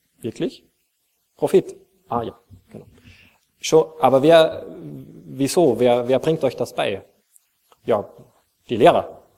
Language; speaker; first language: German; native; German